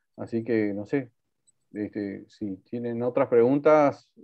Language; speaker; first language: Spanish; native; Spanish